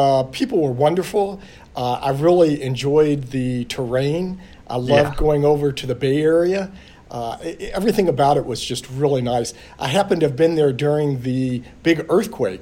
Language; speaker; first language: English; native; English